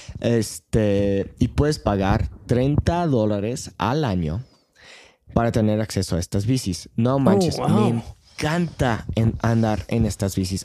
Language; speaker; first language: Spanish; non-native, fluent; English